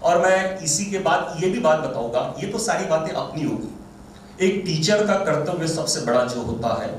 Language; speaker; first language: Hindi; non-native, local second language; Marathi